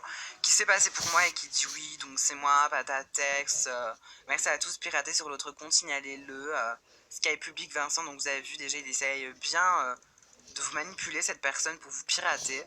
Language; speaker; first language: French; native; French